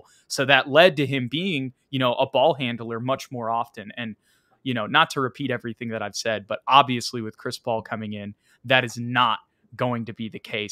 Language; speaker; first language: English; native; English